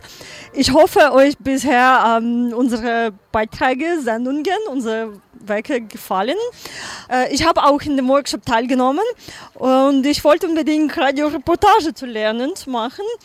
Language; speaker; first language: German; non-native, learner; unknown